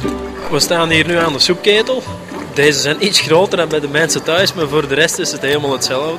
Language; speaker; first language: Dutch; native; Dutch